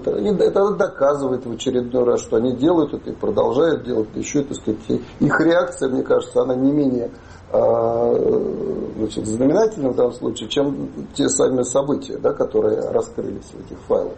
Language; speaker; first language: Russian; native; Russian